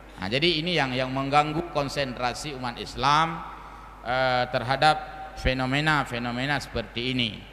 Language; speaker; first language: Malay; non-native, local second language; Achinese